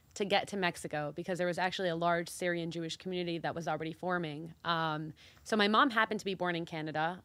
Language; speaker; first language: English; early bilingual, other home language; Spanish